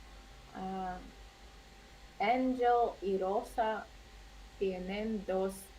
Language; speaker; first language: Spanish; non-native, learner; Russian